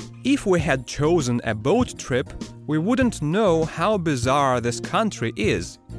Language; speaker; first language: English; non-native, fluent; Russian